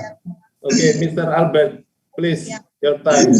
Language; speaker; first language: English; non-native, fluent; Indonesian